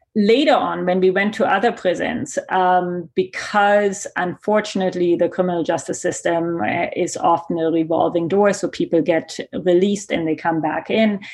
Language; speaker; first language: English; non-native, fluent; German